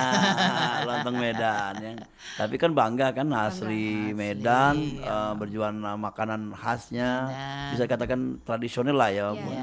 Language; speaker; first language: Indonesian; native; Indonesian